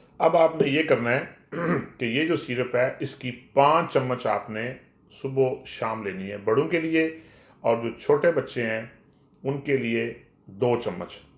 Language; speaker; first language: Urdu; non-native, local second language; Punjabi